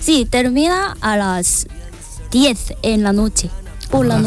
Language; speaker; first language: Spanish; non-native, learner; Korean